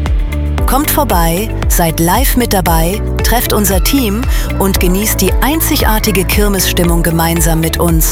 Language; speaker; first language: German; native; German